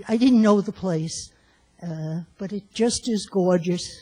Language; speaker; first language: English; native; English